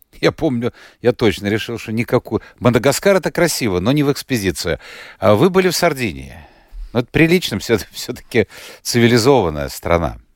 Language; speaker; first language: Russian; native; Russian